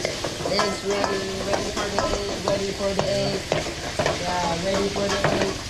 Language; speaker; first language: English; non-native, learner; Thai